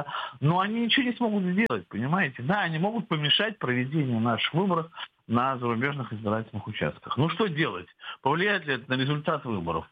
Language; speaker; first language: Russian; native; Russian